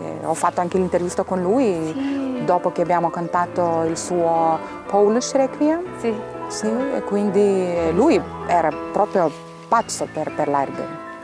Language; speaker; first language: Italian; non-native, fluent; Lithuanian